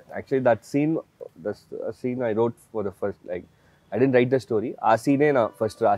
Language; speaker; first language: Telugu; non-native, learner; Tamil